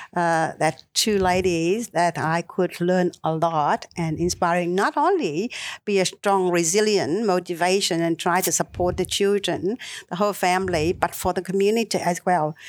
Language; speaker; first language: English; non-native, learner; Vietnamese